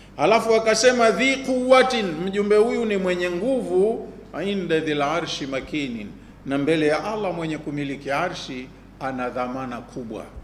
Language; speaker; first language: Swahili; native; Swahili